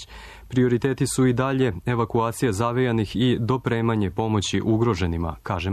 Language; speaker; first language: Croatian; native; Croatian